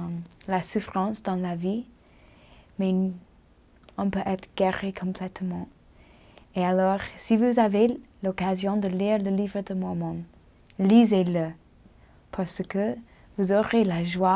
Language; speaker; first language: French; non-native, learner; English